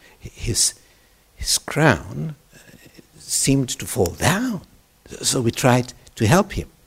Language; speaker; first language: English; non-native, fluent; German